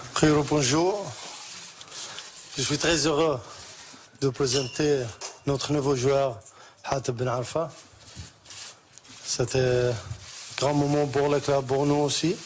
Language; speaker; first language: French; non-native, learner; Arabic